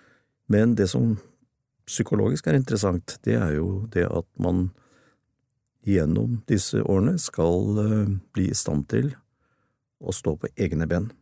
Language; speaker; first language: Norwegian; native; Norwegian